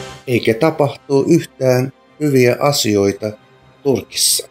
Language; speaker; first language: Finnish; non-native, fluent; Turkish